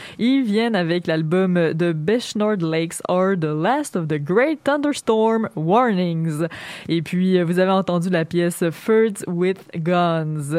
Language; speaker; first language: French; native; French